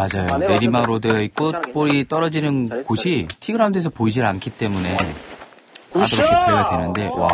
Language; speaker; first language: Korean; native; Korean